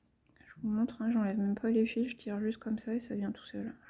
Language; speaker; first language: French; native; French